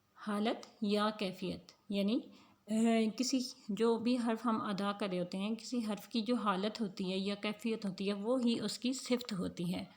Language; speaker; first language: Urdu; native; Urdu